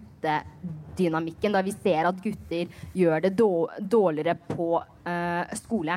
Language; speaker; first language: Norwegian; early bilingual, other home language; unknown